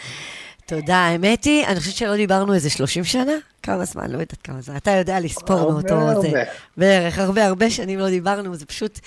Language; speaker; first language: Hebrew; native; Hebrew